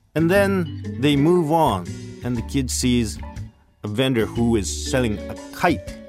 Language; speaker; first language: English; early bilingual, other home language; Japanese